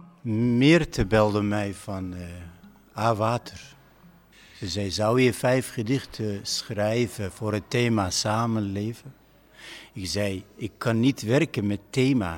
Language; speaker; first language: Dutch; non-native, fluent; Arabic